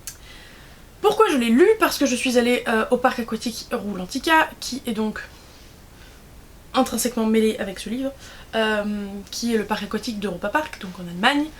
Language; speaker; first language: French; native; French